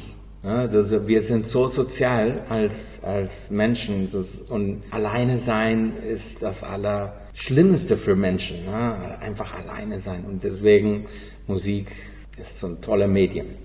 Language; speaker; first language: German; non-native, fluent; Spanish